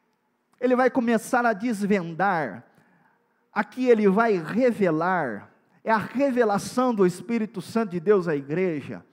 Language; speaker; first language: Portuguese; native; Portuguese